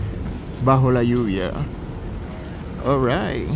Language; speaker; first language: Spanish; early bilingual, heritage; Spanish